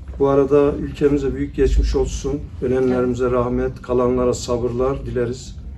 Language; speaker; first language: Turkish; native; Turkish